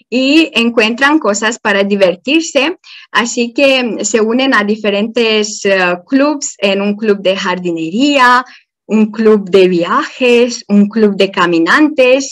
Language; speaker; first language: Spanish; non-native, fluent; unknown